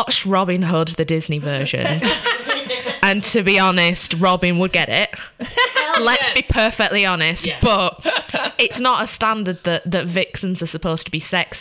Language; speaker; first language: English; native; English